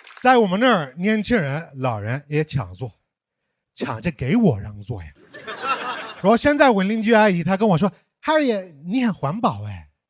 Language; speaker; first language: Chinese; non-native, fluent; English